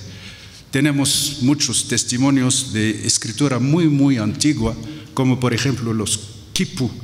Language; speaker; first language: Spanish; non-native, fluent; Arabic